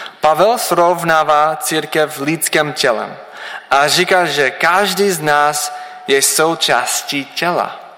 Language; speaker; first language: Czech; non-native, learner; English